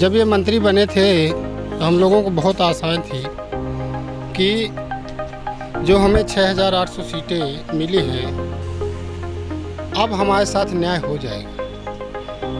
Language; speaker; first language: Hindi; native; Hindi